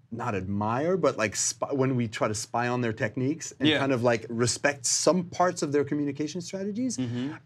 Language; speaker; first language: English; non-native, fluent; Turkish